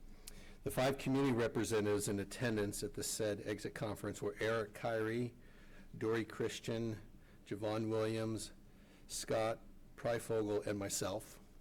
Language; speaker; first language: English; native; English